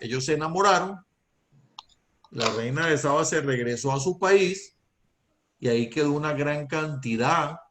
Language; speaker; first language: Spanish; native; Spanish